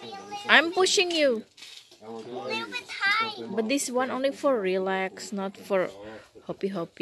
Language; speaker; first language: English; non-native, learner; Indonesian